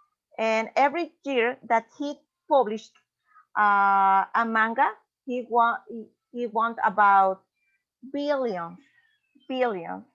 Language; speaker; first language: English; non-native, learner; Spanish